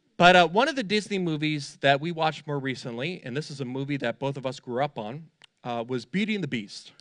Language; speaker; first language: English; native; English